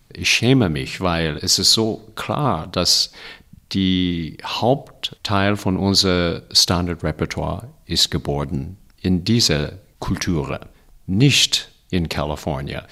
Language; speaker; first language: German; non-native, fluent; English